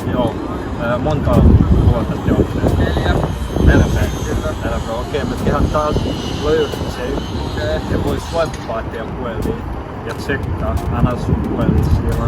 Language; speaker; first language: Finnish; non-native, learner; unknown